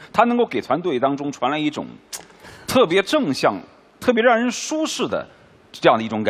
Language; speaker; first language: Chinese; native; Chinese